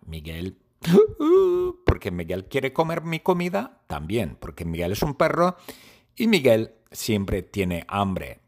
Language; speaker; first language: Spanish; non-native, learner; English